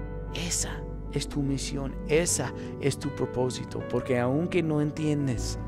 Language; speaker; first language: Spanish; non-native, fluent; English